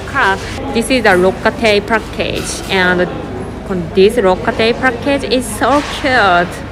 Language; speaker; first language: English; non-native, learner; Japanese